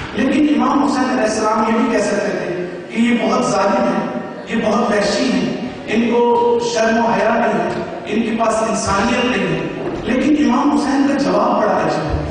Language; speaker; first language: Urdu; native; Urdu